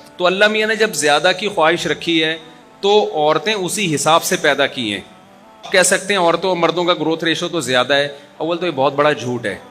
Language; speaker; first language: Urdu; native; Urdu